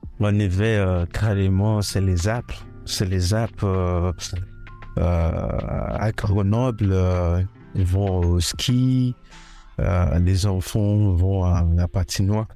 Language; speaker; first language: French; non-native, fluent; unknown